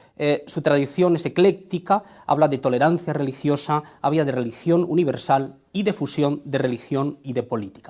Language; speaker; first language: Spanish; native; Spanish